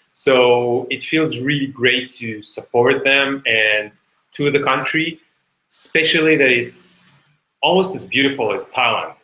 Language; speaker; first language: English; non-native, fluent; Hebrew